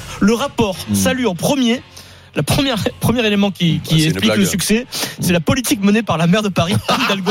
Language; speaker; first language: French; native; French